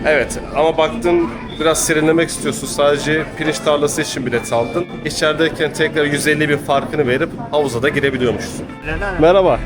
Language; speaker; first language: Turkish; native; Turkish